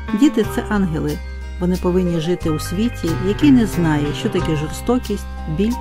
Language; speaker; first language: Ukrainian; native; Ukrainian